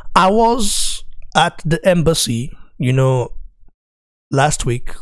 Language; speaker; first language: English; non-native, local second language; Bini